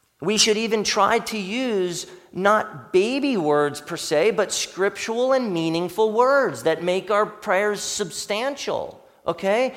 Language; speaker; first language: English; native; English